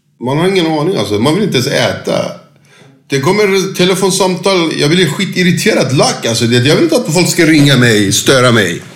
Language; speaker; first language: Swedish; non-native, fluent; Turkish